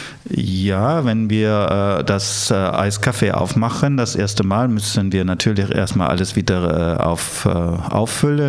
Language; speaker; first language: German; early bilingual, other home language; Italian